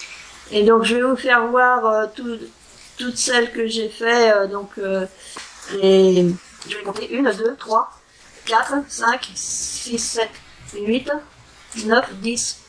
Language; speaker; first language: French; native; French